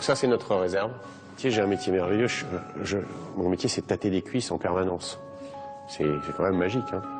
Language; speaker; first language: French; native; French